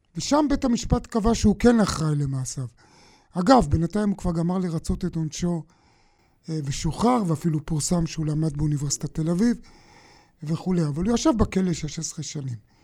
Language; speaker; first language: Hebrew; native; Hebrew